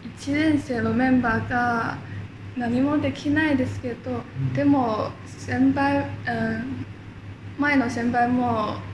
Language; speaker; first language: Japanese; non-native, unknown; Chinese